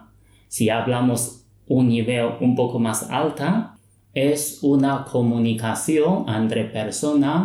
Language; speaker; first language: Spanish; non-native, fluent; Chinese